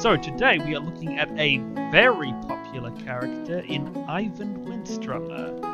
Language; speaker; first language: English; native; English